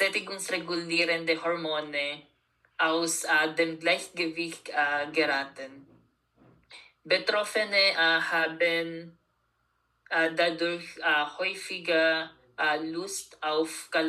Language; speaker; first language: German; non-native, learner; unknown